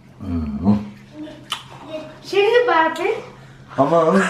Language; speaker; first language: Turkish; early bilingual, other home language; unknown